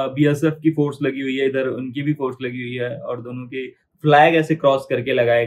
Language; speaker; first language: Hindi; native; Hindi